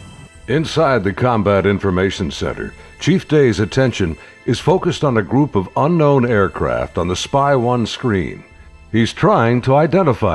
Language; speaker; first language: English; native; English